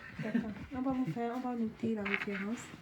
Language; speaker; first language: French; native; French